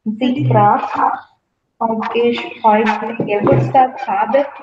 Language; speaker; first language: German; non-native, learner; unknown